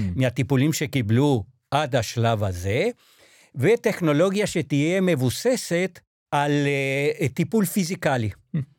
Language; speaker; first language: Hebrew; non-native, fluent; Spanish